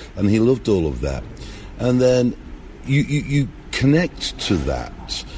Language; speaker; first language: English; native; English